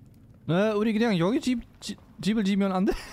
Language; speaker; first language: Korean; non-native, learner; German